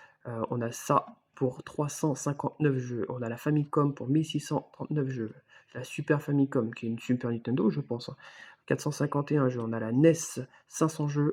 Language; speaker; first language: French; native; French